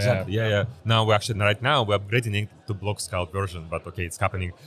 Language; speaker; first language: English; early bilingual, other home language; Uzbek